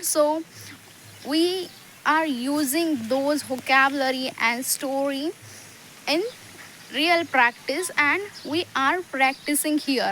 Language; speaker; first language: English; non-native, learner; Hindi